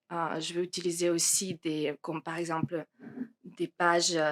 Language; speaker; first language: French; non-native, fluent; Russian